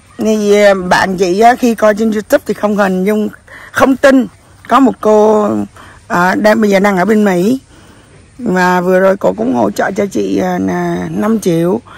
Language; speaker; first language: Vietnamese; native; Vietnamese